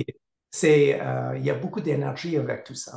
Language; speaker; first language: French; non-native, learner; English